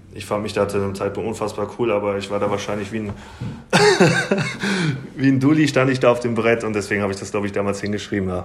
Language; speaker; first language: German; native; German